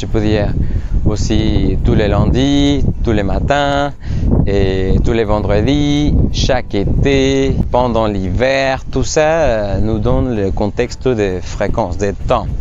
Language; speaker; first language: French; non-native, fluent; Spanish